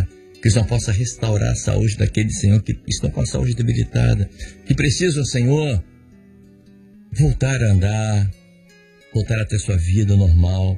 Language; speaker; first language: Portuguese; native; Portuguese